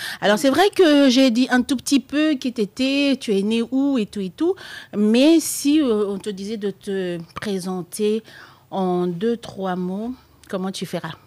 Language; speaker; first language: French; non-native, local second language; Lingala